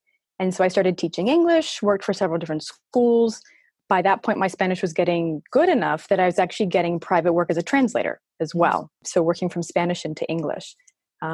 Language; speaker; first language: English; native; English